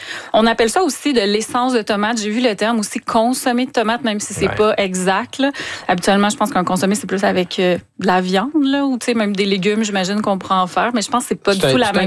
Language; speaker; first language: French; native; French